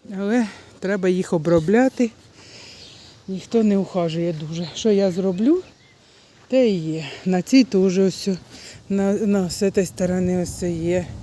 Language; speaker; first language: Ukrainian; native; Ukrainian